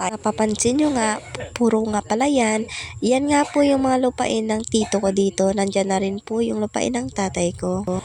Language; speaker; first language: Filipino; non-native, local second language; Hiligaynon